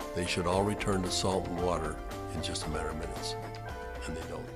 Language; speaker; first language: English; native; English